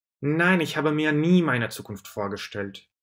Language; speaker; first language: German; non-native, fluent; Russian